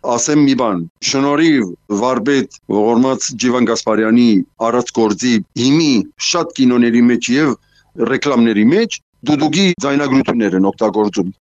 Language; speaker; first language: Armenian; early bilingual, heritage; Armenian